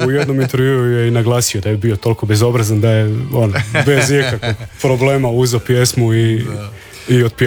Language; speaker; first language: Serbian; native; Serbian